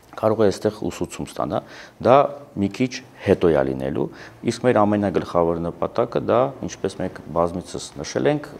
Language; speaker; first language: Armenian; native; Armenian